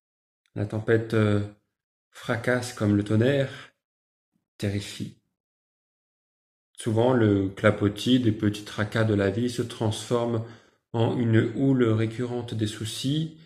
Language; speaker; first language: French; native; French